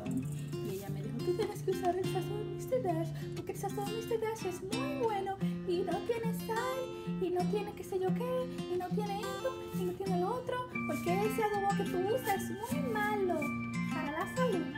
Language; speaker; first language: Spanish; early bilingual, heritage; Spanish